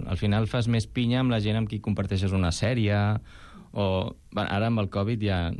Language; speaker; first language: Catalan; non-native, local second language; Spanish